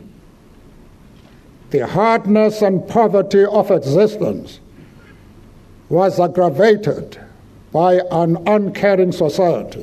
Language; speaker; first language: English; non-native, local second language; Xhosa